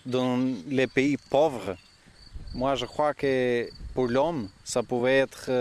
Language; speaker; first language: French; non-native, fluent; Albanian